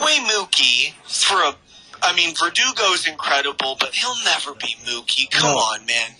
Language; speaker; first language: English; native; English